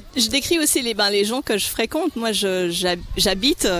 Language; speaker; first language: French; native; French